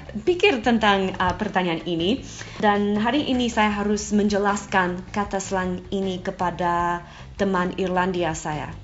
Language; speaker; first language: Indonesian; non-native, fluent; English